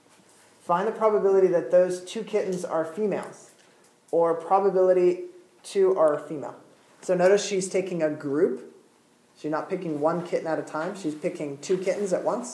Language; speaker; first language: English; native; English